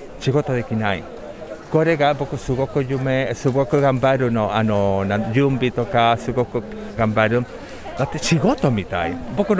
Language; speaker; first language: Japanese; non-native, learner; Spanish